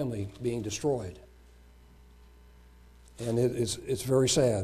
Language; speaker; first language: English; native; English